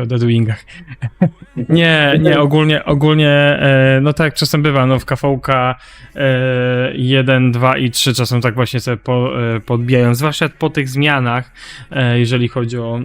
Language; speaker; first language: Polish; native; Polish